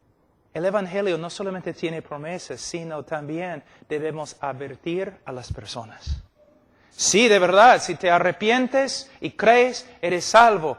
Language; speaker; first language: Spanish; non-native, fluent; English